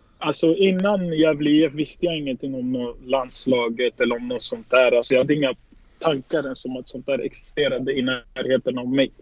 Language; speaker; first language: Swedish; early bilingual, other home language; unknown